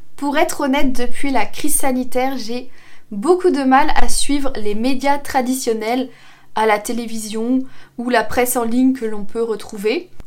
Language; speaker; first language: French; native; French